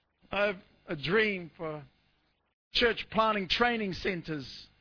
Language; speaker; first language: English; native; English